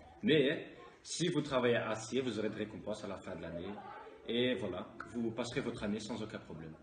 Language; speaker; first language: French; native; French